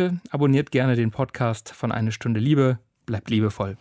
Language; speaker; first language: German; native; German